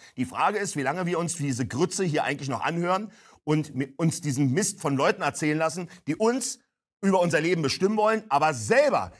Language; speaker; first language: German; native; German